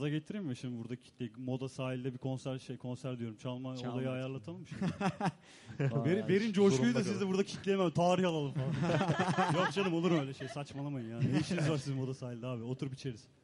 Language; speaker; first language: Turkish; native; Turkish